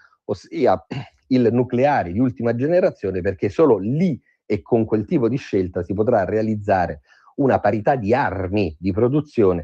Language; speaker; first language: Italian; native; Italian